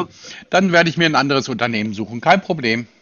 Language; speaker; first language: German; native; German